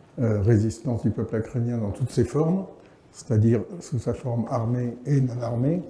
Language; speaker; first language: French; native; French